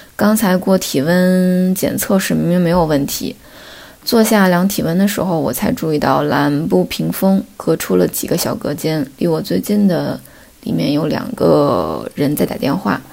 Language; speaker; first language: Chinese; native; Chinese